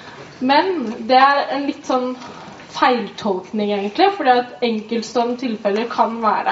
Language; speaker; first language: Norwegian; native; Norwegian